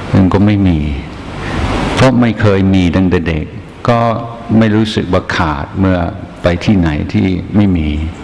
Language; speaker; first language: Thai; non-native, fluent; English